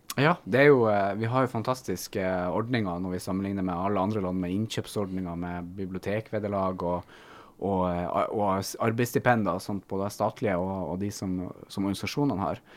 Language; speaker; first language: Norwegian; native; Norwegian